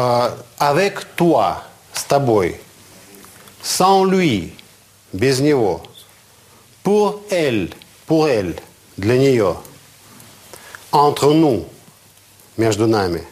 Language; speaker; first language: French; non-native, fluent; Russian